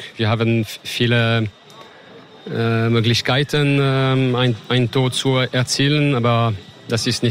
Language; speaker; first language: German; non-native, fluent; French